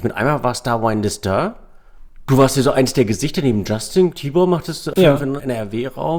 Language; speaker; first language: German; native; German